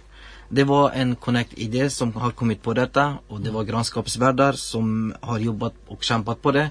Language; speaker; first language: Swedish; non-native, learner; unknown